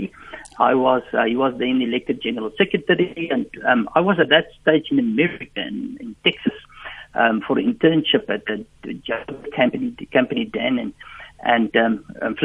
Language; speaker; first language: English; non-native, local second language; Afrikaans